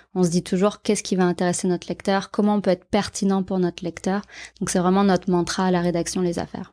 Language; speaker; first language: French; native; French